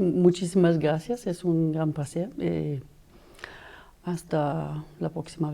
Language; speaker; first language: Spanish; non-native, fluent; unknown